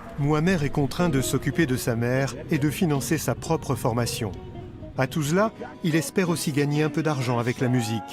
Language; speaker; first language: French; native; French